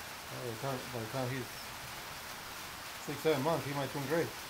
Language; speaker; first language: English; non-native, learner; Spanish